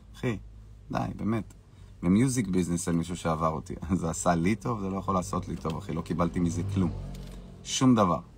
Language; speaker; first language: Hebrew; native; Hebrew